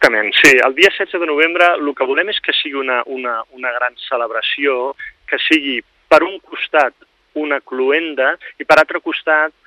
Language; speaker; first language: Catalan; native; Catalan